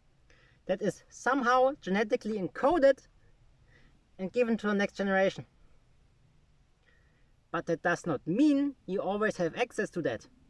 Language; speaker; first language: English; non-native, fluent; German